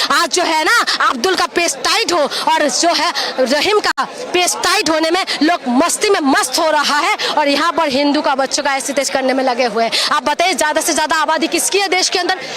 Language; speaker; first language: Hindi; non-native, local second language; Assamese